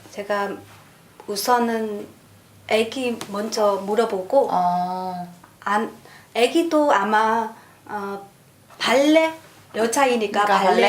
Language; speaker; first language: Korean; non-native, learner; Vietnamese